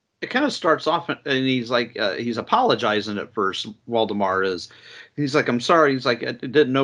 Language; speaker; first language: English; native; English